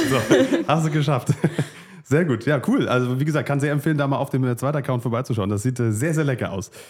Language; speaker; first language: German; native; German